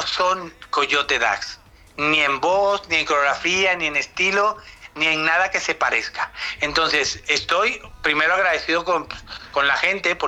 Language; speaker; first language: Spanish; native; Spanish